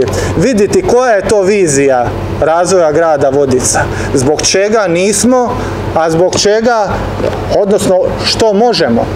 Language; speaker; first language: Serbian; native; Serbian